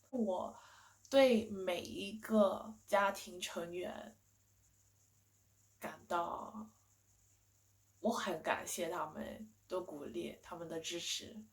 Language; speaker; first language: Chinese; non-native, fluent; English